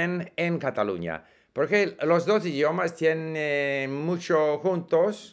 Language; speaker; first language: Spanish; non-native, fluent; English